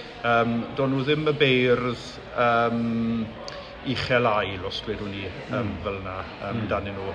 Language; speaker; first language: Welsh; native; Welsh